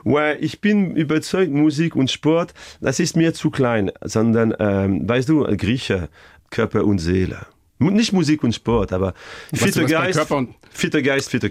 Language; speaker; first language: German; non-native, fluent; French